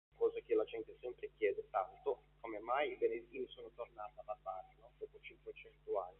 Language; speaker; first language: Italian; non-native, fluent; Portuguese